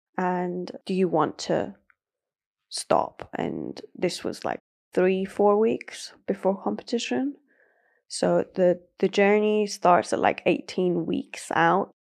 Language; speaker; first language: English; early bilingual, other home language; Persian